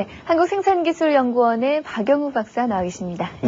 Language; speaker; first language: Korean; native; Korean